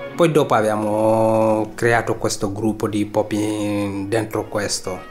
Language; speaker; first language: Italian; non-native, learner; Wolof